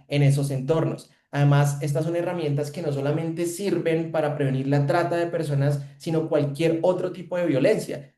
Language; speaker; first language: Spanish; native; Spanish